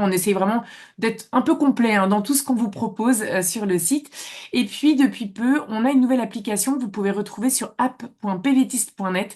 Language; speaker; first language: French; native; French